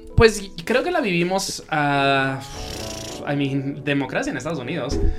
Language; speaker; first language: Spanish; native; Spanish